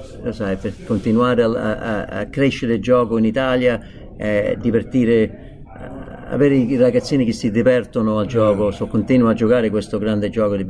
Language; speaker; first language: Italian; non-native, fluent; English